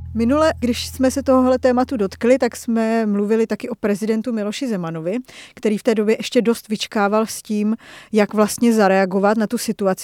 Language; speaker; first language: Czech; native; Czech